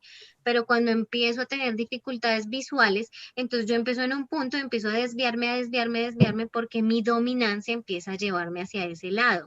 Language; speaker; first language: Spanish; native; Spanish